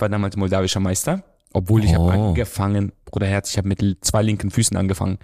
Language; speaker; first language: German; non-native, fluent; Romanian